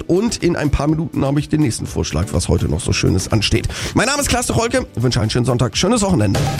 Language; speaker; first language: German; native; German